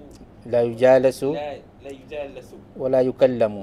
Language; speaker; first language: Arabic; non-native, fluent; Malay